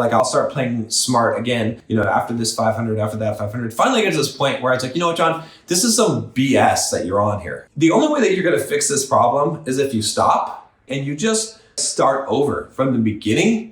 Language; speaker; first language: English; native; English